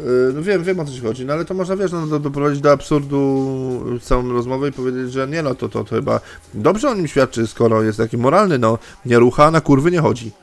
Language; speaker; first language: Polish; native; Polish